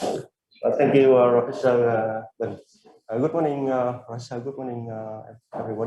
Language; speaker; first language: English; non-native, learner; Vietnamese